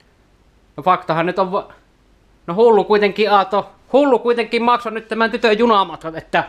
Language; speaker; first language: Finnish; native; Finnish